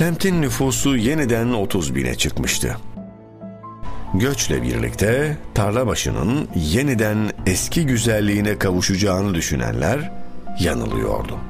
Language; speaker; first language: Turkish; native; Turkish